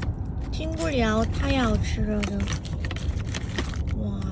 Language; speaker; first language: Chinese; non-native, learner; Korean